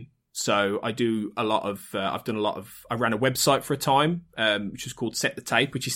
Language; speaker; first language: English; native; English